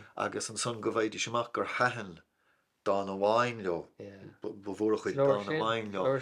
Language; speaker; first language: Irish; non-native, local second language; English